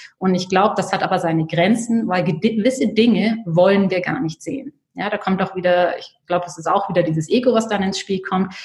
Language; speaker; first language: German; native; German